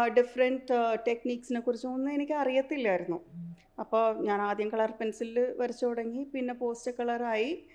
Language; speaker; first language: Malayalam; early bilingual, heritage; Malayalam